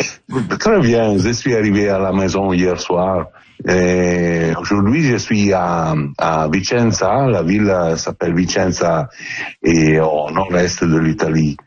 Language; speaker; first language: French; non-native, learner; Italian